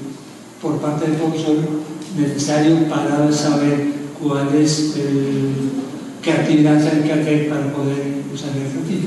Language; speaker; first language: Spanish; non-native, fluent; Dutch